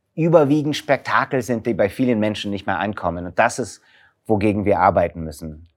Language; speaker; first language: German; non-native, fluent; English